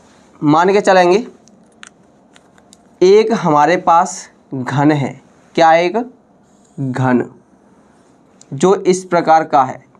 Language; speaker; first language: Hindi; native; Hindi